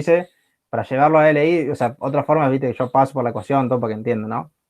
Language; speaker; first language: Spanish; native; Spanish